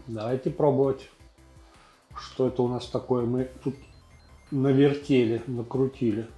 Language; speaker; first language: Russian; native; Russian